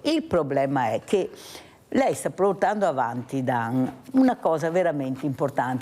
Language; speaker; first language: Italian; native; Italian